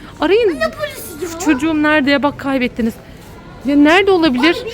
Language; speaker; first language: Turkish; native; Turkish